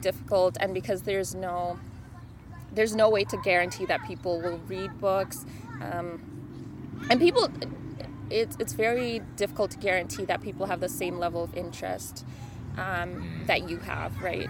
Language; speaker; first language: English; non-native, local second language; Shona